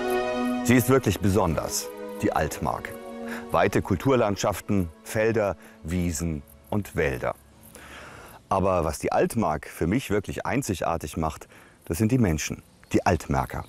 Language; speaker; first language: German; native; German